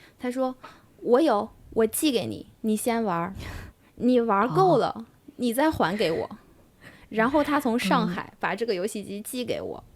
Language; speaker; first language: Chinese; native; Chinese